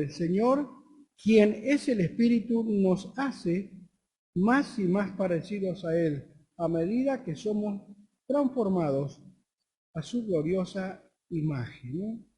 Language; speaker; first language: Spanish; native; Spanish